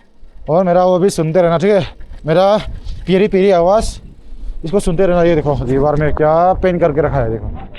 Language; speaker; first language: Hindi; non-native, local second language; Mizo